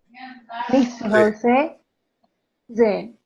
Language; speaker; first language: German; non-native, learner; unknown